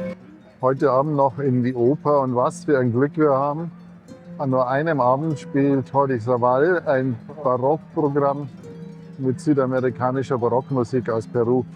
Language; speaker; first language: German; native; German